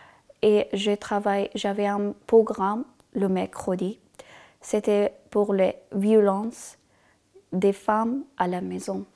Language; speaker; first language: French; non-native, learner; Persian